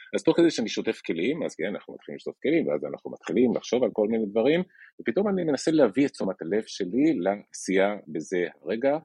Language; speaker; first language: Hebrew; non-native, fluent; Spanish